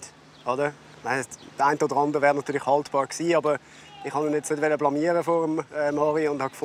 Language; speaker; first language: German; native; German